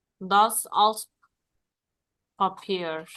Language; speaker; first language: German; non-native, learner; Turkish